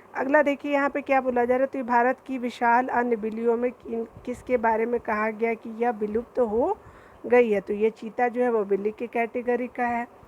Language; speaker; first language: Hindi; native; Hindi